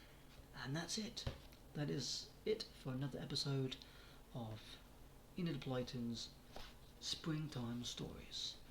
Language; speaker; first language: English; native; English